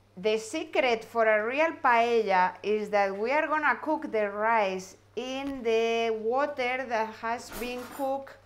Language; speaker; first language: English; non-native, fluent; Spanish